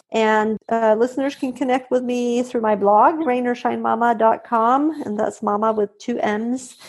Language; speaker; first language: English; non-native, fluent; Swedish